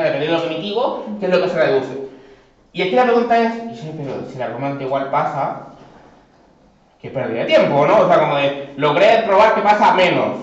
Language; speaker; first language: Spanish; native; Spanish